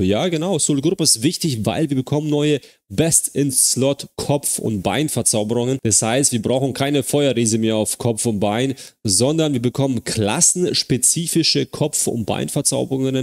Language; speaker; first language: German; native; German